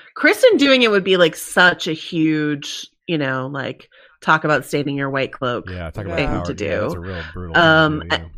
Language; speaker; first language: English; native; English